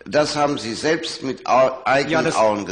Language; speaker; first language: German; native; German